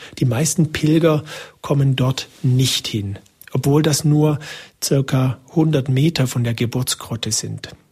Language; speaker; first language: German; native; German